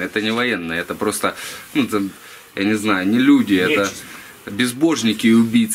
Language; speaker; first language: Russian; native; Russian